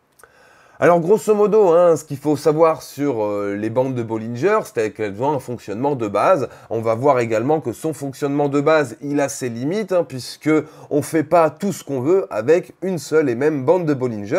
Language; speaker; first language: French; native; French